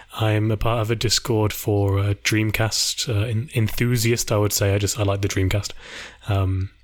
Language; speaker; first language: English; native; English